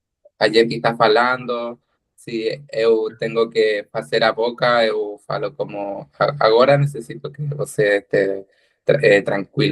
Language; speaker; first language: Portuguese; non-native, learner; Spanish